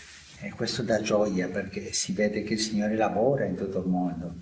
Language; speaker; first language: Italian; non-native, fluent; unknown